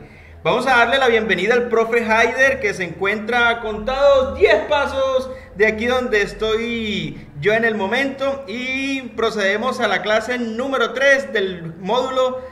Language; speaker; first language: Spanish; native; Spanish